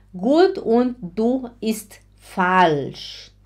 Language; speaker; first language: German; non-native, fluent; Portuguese